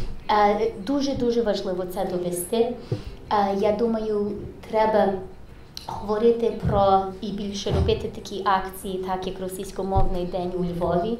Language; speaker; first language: Ukrainian; early bilingual, heritage; English